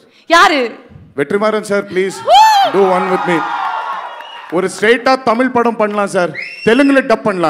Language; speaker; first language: Tamil; non-native, learner; Telugu